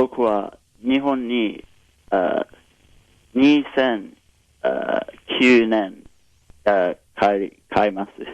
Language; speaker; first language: Japanese; non-native, learner; English